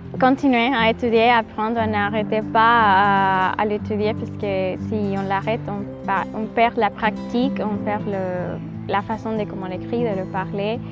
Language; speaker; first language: French; non-native, fluent; Spanish